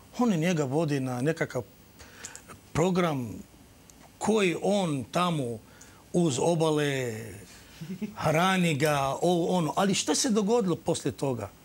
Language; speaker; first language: Croatian; non-native, fluent; Arabic